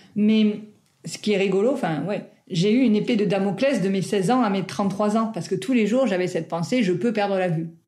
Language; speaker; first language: French; native; French